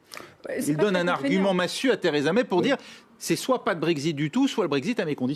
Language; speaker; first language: French; native; French